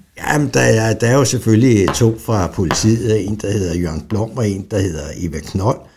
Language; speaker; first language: Danish; native; Danish